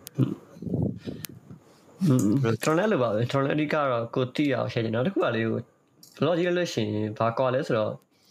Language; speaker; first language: Burmese; native; Burmese